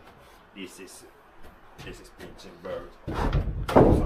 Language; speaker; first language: English; non-native, fluent; Swedish